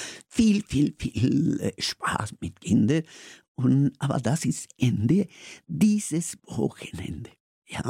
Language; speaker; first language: German; non-native, learner; Spanish